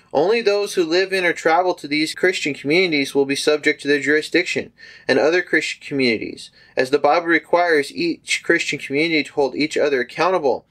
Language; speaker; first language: English; native; English